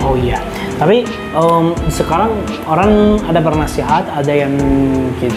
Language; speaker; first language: Indonesian; non-native, learner; Arabic